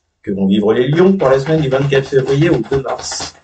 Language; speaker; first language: French; native; French